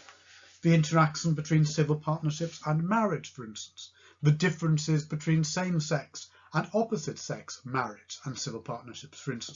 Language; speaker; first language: English; native; English